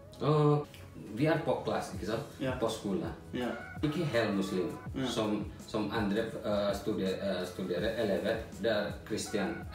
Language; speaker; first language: Norwegian; non-native, learner; Indonesian